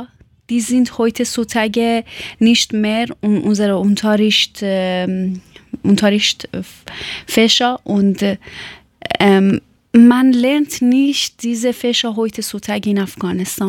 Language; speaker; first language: German; non-native, learner; Persian